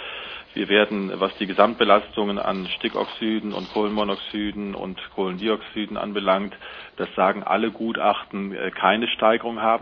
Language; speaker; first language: German; native; German